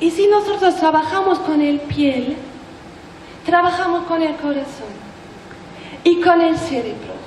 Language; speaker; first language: Spanish; non-native, learner; German